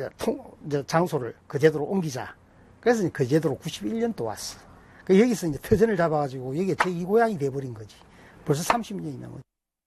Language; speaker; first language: Korean; native; Korean